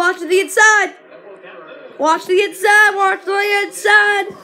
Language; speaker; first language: English; native; English